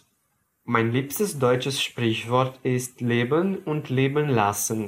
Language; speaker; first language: German; non-native, fluent; Romanian